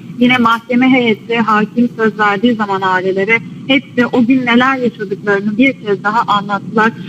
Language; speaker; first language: Turkish; native; Turkish